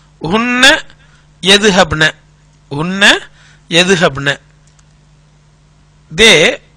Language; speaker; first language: Arabic; non-native, fluent; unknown